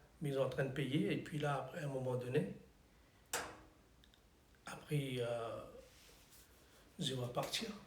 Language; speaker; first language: French; non-native, fluent; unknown